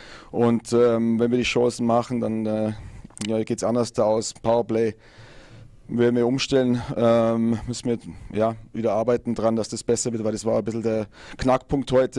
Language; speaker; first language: German; native; German